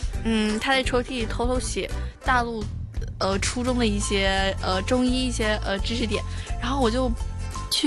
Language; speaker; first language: Chinese; native; Chinese